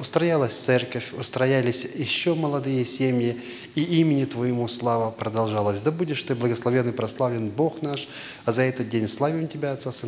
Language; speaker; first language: Russian; native; Russian